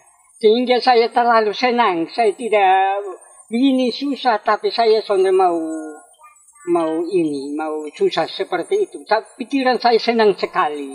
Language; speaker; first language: Indonesian; non-native, local second language; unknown